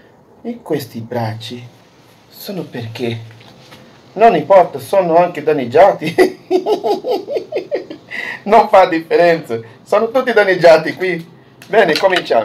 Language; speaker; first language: Italian; non-native, learner; Portuguese